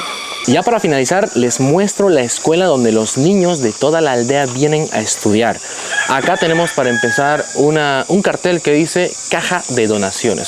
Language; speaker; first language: Spanish; native; Spanish